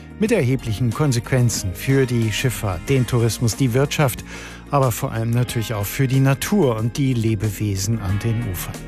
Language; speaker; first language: German; native; German